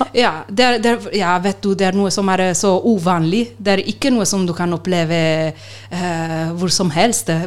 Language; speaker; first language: Norwegian; non-native, learner; Italian